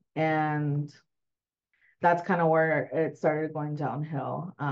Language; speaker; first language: English; early bilingual, other home language; Spanish